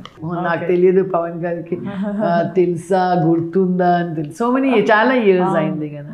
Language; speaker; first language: Telugu; non-native, local second language; Malayalam